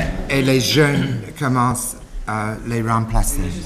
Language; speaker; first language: French; non-native, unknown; English